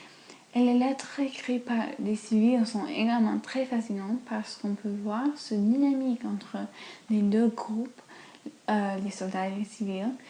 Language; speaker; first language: French; non-native, fluent; English